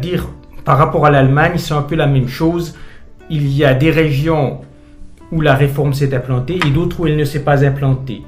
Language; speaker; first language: French; native; French